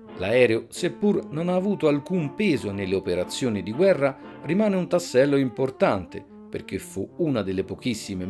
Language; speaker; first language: Italian; native; Italian